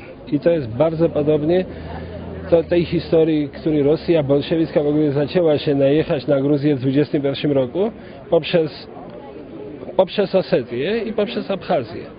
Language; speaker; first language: Polish; non-native, fluent; Georgian